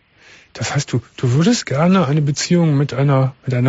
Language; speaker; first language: German; native; German